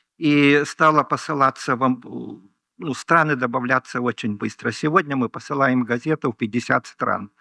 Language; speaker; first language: Russian; native; Russian